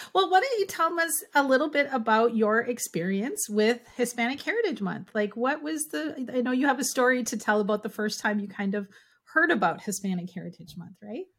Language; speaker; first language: English; native; English